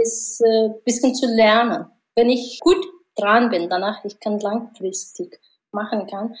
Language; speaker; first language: German; non-native, learner; Mongolian